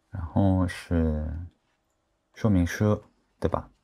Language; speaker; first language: Chinese; non-native, fluent; Korean